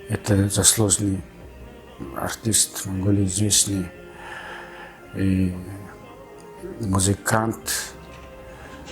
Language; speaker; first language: Russian; non-native, fluent; Mongolian